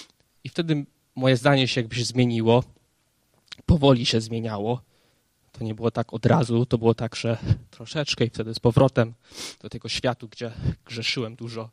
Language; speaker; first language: Polish; early bilingual, heritage; Polish